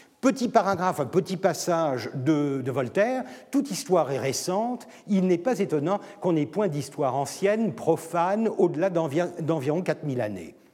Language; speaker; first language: French; non-native, fluent; Turkish